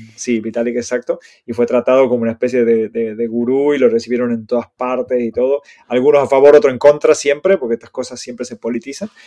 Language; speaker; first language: Spanish; native; Spanish